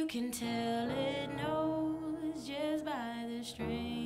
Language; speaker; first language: English; native; English